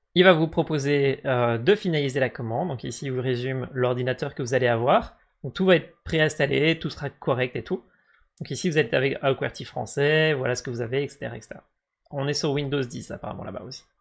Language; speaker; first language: French; native; French